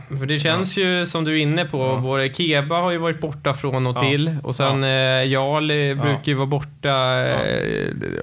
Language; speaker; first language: Swedish; native; Swedish